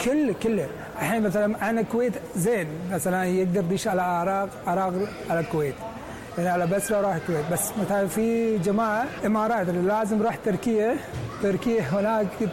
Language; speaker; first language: Arabic; non-native, learner; Persian